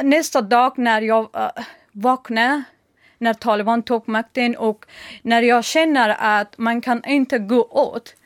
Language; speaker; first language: Swedish; non-native, learner; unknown